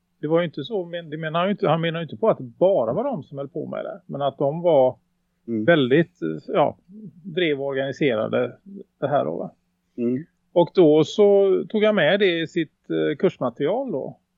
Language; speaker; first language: Swedish; native; Swedish